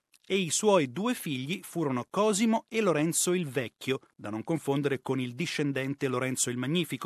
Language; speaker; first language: Italian; native; Italian